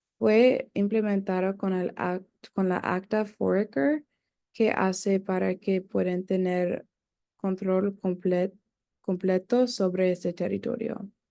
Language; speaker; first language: Spanish; non-native, learner; English